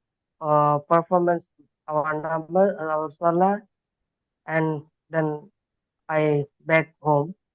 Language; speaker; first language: English; non-native, learner; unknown